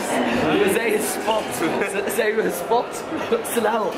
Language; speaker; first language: Dutch; native; Dutch